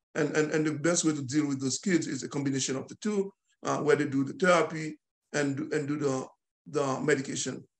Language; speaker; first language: English; non-native, fluent; Haitian Creole